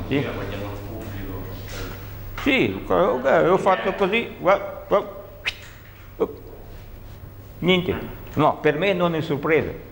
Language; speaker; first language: Italian; non-native, learner; Russian